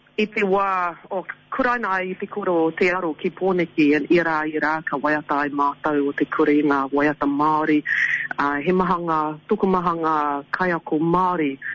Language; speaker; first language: Māori; non-native, local second language; English